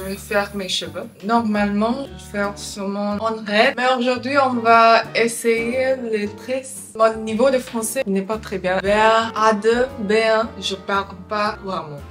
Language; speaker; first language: French; non-native, learner; English